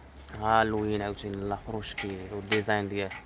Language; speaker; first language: Arabic; native; Arabic